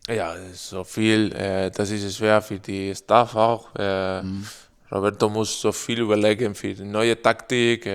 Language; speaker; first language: German; non-native, learner; Spanish